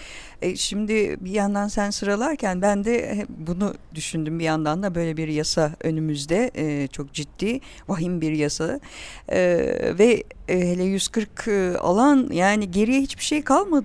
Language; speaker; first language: Turkish; native; Turkish